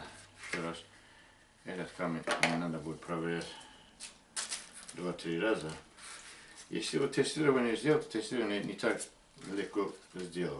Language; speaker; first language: Russian; non-native, learner; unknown